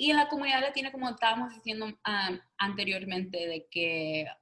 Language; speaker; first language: Spanish; early bilingual, other home language; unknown